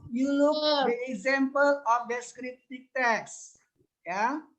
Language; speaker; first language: English; non-native, learner; Indonesian